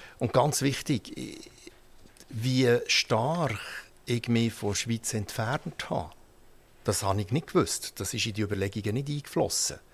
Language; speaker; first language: German; early bilingual, heritage; German